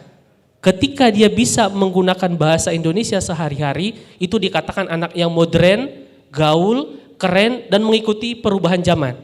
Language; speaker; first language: Indonesian; non-native, local second language; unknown